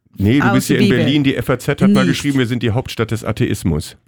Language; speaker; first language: German; native; German